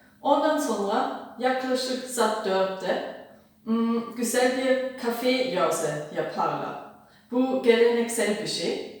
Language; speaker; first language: Turkish; non-native, learner; German